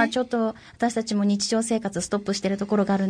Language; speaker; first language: Japanese; native; Japanese